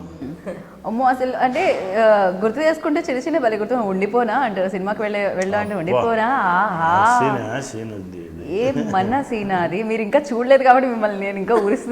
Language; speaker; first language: Telugu; native; Telugu